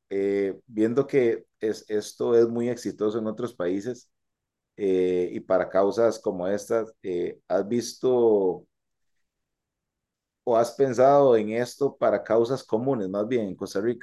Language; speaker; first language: Spanish; native; Spanish